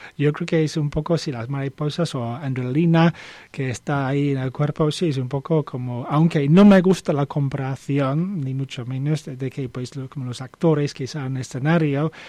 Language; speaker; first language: Spanish; non-native, fluent; English